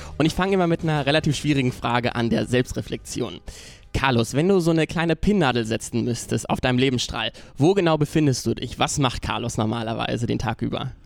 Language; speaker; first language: German; native; German